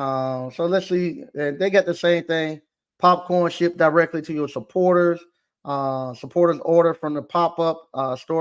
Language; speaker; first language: English; native; English